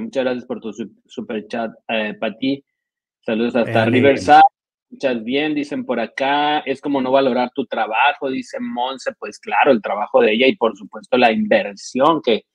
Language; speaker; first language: Spanish; native; Spanish